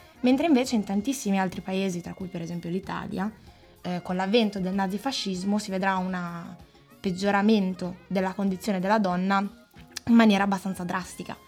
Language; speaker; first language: Italian; native; Italian